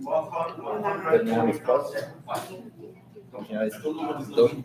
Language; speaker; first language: Spanish; native; Spanish